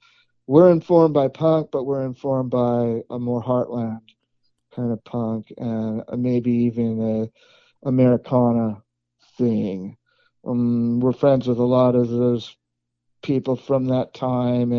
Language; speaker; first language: English; native; English